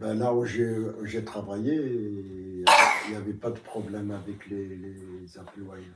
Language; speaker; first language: French; non-native, fluent; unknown